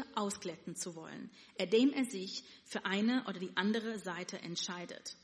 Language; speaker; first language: German; non-native, fluent; Yiddish